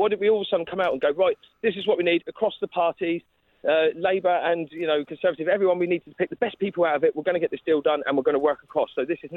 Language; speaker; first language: English; native; English